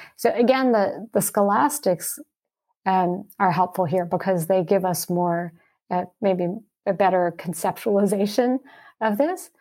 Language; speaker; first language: English; early bilingual, heritage; English